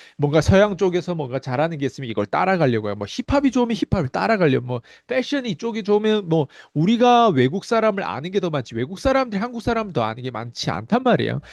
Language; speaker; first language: Korean; non-native, fluent; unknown